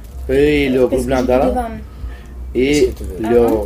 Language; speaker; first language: French; non-native, fluent; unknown